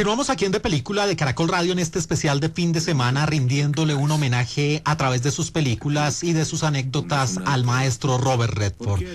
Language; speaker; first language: Spanish; native; Spanish